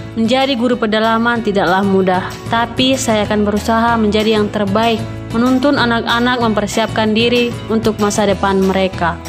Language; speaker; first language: Indonesian; native; Indonesian